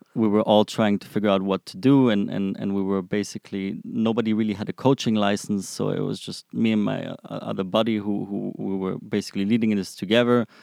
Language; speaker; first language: English; non-native, fluent; German